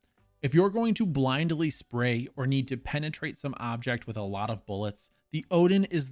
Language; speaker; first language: English; native; English